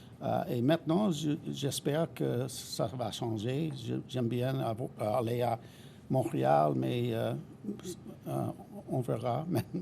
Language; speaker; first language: French; non-native, fluent; English